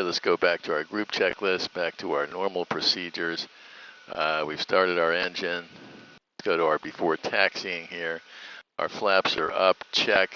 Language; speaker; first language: English; native; English